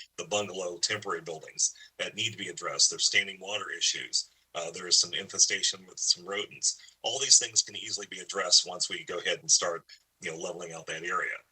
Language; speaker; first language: English; native; English